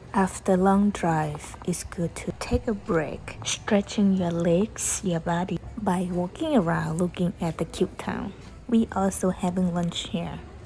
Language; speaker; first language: English; non-native, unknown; Thai